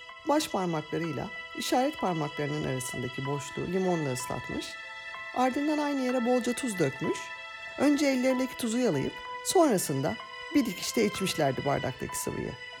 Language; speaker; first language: Turkish; native; Turkish